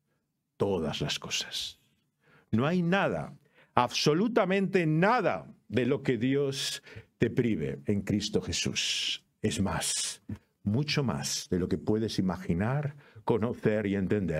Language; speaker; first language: Spanish; native; Spanish